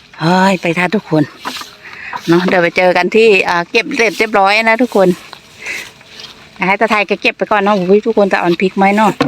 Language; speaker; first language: Thai; non-native, local second language; Northeastern Thai